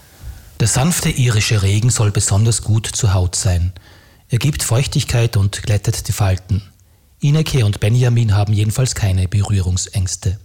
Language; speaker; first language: German; native; German